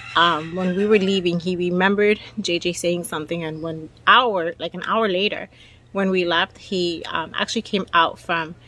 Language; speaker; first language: English; early bilingual, other home language; Spanish